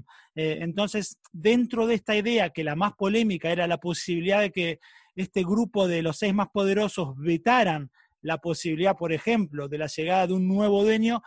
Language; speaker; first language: Spanish; native; Spanish